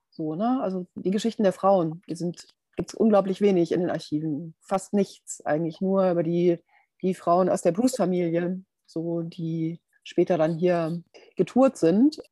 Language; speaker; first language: German; native; German